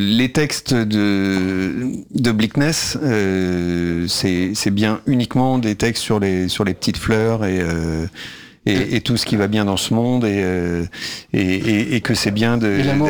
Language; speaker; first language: French; native; French